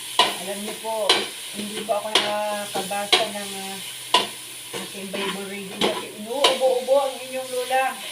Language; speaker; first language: Filipino; native; Filipino